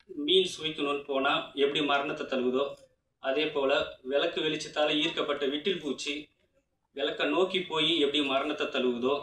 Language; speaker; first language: Tamil; native; Tamil